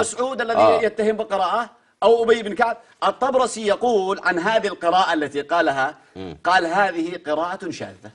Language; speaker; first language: Arabic; native; Arabic